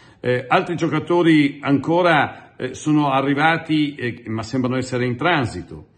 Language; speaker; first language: Italian; native; Italian